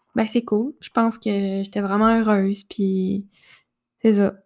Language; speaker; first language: French; native; French